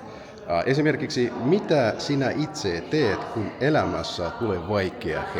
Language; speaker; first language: Finnish; non-native, fluent; Russian